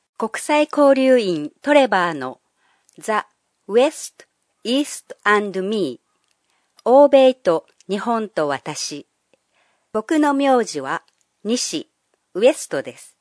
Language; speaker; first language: Japanese; non-native, fluent; English